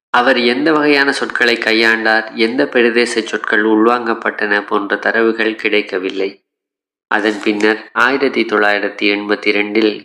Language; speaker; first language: Tamil; native; Tamil